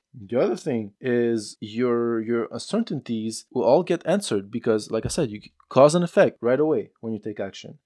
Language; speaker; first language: English; non-native, fluent; French